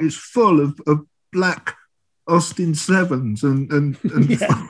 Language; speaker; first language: English; native; English